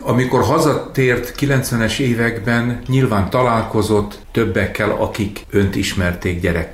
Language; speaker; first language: Hungarian; native; Hungarian